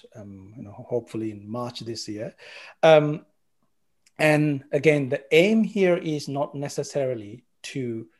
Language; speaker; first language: English; non-native, local second language; Sinhala